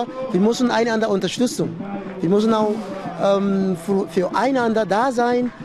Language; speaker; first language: German; non-native, fluent; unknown